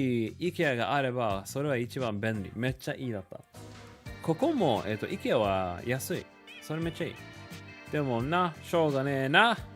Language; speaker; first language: Japanese; non-native, learner; English